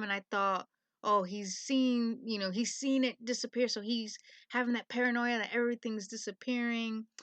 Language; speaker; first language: English; native; English